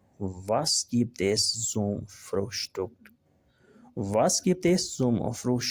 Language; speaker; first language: German; non-native, learner; Urdu